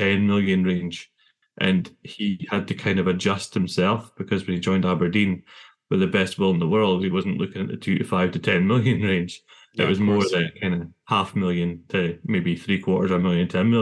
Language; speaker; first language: English; native; English